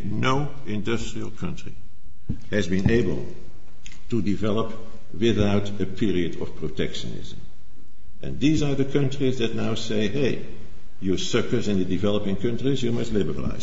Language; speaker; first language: English; non-native, fluent; Dutch